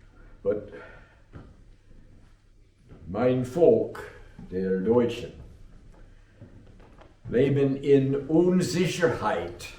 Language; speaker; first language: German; non-native, learner; English